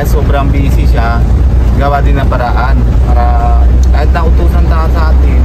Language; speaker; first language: Filipino; non-native, learner; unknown